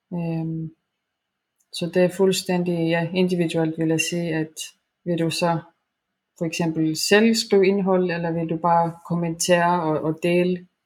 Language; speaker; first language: Danish; non-native, fluent; Estonian